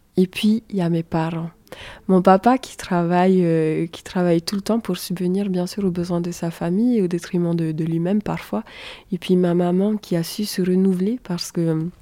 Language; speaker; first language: French; native; French